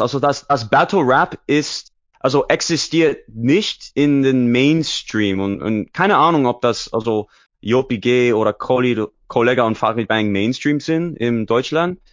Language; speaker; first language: German; non-native, learner; English